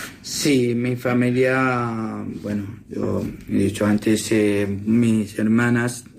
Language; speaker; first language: Spanish; non-native, learner; Assyrian Neo-Aramaic